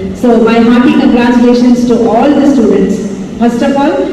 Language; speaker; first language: English; non-native, local second language; Tamil